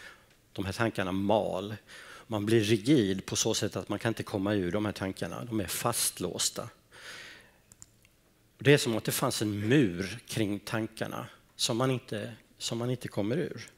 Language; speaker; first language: Swedish; native; Swedish